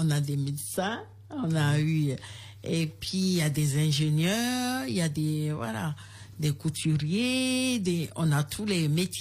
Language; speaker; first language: French; non-native, local second language; Ewe